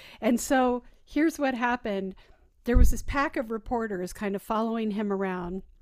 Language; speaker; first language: English; native; English